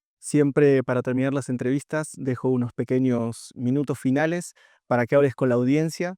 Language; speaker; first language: Spanish; native; Spanish